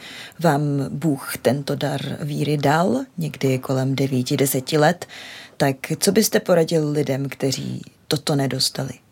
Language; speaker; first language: Czech; native; Czech